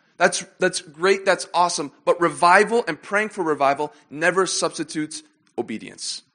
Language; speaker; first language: English; native; English